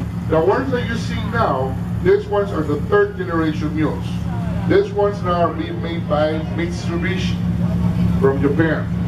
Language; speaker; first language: English; non-native, fluent; Spanish